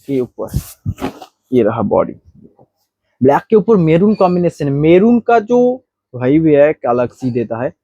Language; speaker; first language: Hindi; non-native, local second language; Bangla